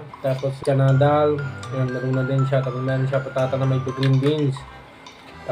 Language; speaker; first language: Filipino; non-native, learner; Punjabi